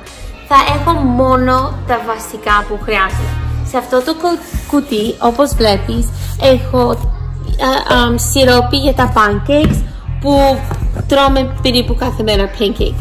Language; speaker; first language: Greek; early bilingual, heritage; English